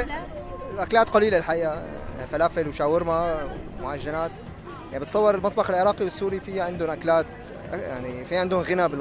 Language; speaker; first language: Arabic; native; Arabic